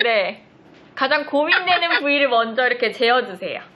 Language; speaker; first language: Korean; native; Korean